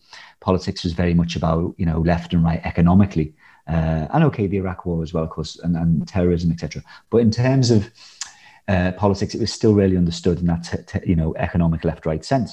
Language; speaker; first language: English; native; English